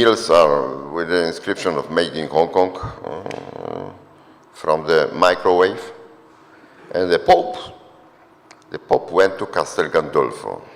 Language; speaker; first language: English; non-native, fluent; Polish